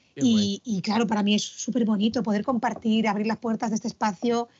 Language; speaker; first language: Spanish; native; Spanish